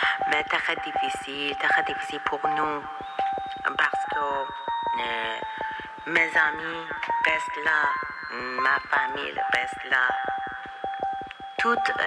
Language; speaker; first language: French; non-native, learner; Persian